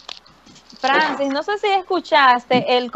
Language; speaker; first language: Spanish; native; Spanish